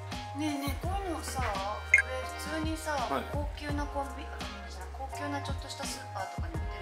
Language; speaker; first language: Japanese; native; Japanese